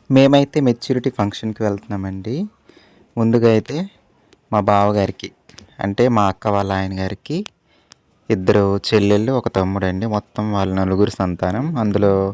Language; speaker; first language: Telugu; native; Telugu